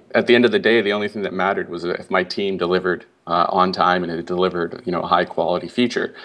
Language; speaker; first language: English; native; English